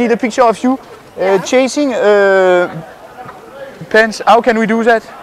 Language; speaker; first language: English; non-native, fluent; French